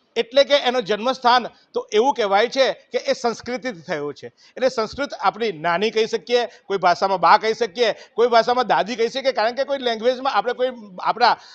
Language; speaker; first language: Gujarati; native; Gujarati